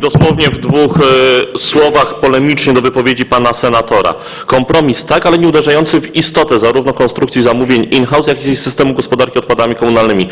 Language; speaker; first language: Polish; native; Polish